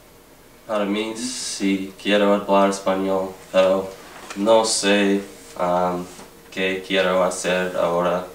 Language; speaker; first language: Spanish; non-native, learner; English